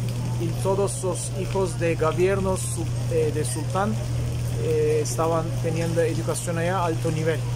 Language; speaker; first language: Spanish; non-native, fluent; Turkish